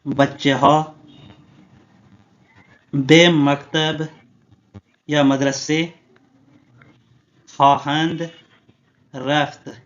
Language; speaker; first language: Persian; non-native, fluent; Urdu